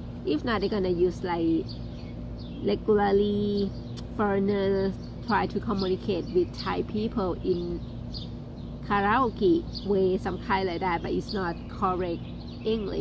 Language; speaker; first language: English; non-native, learner; Thai